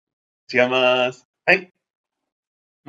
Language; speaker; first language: Japanese; non-native, learner; English